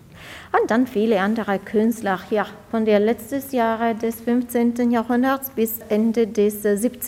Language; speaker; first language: German; non-native, fluent; Italian